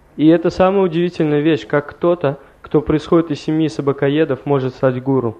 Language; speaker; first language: Russian; native; Russian